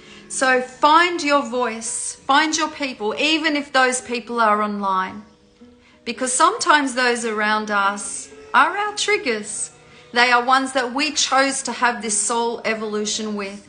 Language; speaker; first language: English; native; English